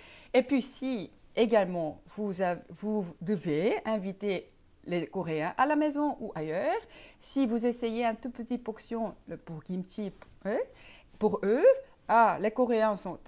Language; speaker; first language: French; non-native, fluent; Korean